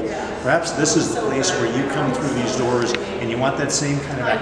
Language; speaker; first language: English; native; English